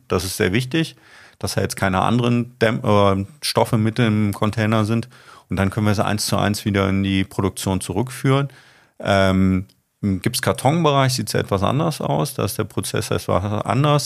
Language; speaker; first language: German; native; German